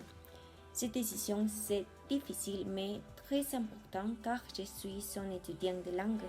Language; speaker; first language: French; non-native, learner; Spanish